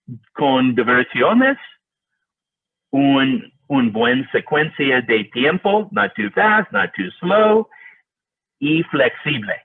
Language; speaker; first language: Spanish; non-native, learner; English